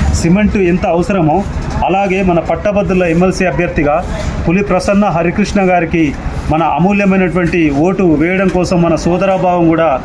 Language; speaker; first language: Telugu; native; Telugu